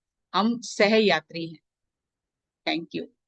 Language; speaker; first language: Hindi; native; Hindi